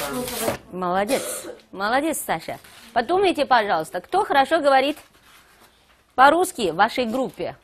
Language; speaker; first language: Russian; non-native, fluent; Chinese